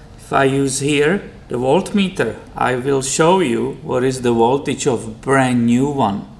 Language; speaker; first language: English; non-native, fluent; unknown